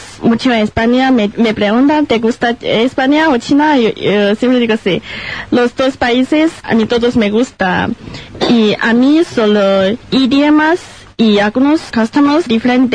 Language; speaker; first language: Spanish; non-native, learner; Chinese